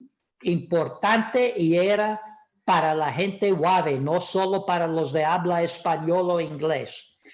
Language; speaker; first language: Spanish; non-native, fluent; English